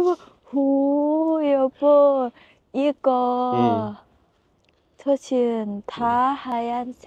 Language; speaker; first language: Korean; non-native, learner; Thai